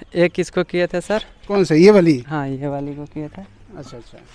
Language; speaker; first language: Hindi; native; Hindi